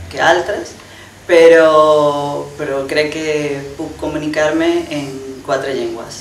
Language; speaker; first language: Catalan; non-native, learner; Spanish